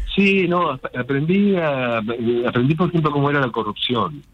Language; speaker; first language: Spanish; native; Spanish